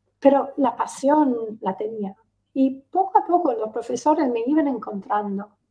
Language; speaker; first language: Spanish; non-native, fluent; English